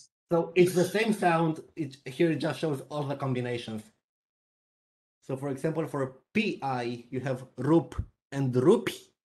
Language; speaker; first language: English; non-native, fluent; Romanian